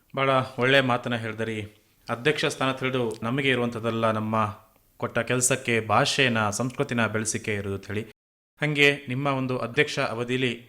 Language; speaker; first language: Kannada; native; Kannada